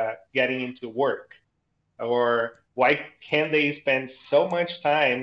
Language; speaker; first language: English; non-native, fluent; Portuguese